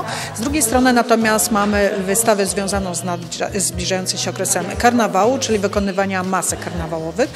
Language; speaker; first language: Polish; native; Polish